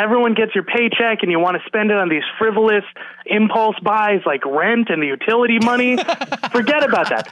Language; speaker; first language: English; native; English